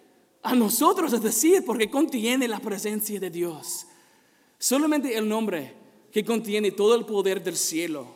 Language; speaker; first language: Spanish; non-native, fluent; English